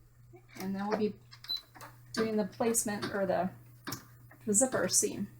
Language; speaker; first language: English; native; English